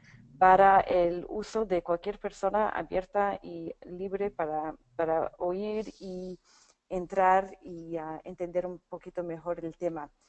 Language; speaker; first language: Spanish; non-native, fluent; English